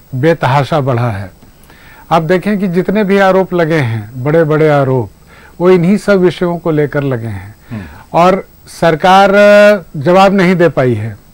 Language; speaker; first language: Hindi; native; Hindi